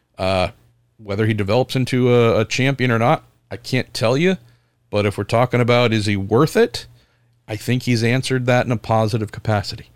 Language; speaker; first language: English; native; English